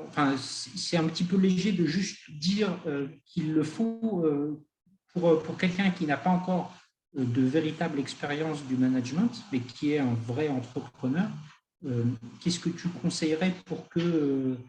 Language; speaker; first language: French; native; French